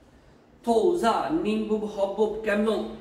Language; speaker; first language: Vietnamese; non-native, learner; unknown